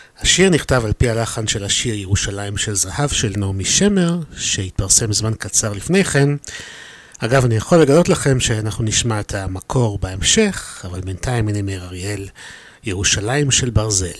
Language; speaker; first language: Hebrew; native; Hebrew